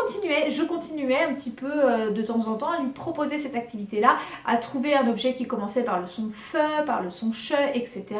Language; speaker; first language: French; native; French